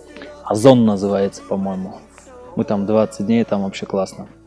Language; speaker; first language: Russian; native; Russian